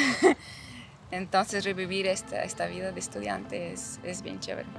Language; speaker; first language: Spanish; non-native, fluent; Ukrainian